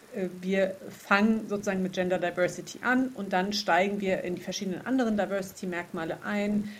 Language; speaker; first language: German; native; German